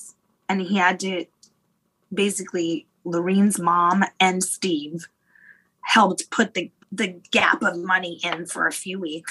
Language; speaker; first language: English; native; English